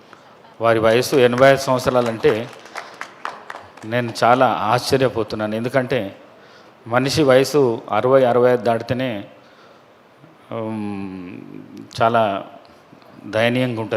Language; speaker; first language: Telugu; native; Telugu